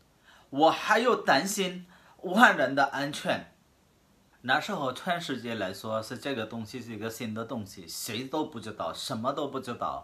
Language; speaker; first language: Chinese; non-native, fluent; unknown